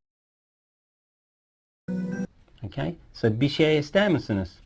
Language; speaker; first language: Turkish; non-native, fluent; English